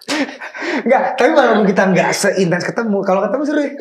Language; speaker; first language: Indonesian; native; Indonesian